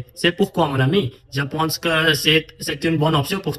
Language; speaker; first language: French; non-native, fluent; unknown